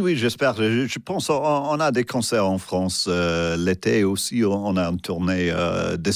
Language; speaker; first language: French; non-native, fluent; English